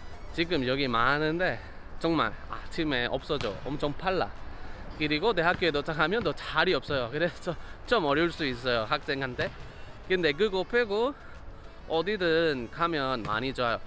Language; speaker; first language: Korean; non-native, learner; Spanish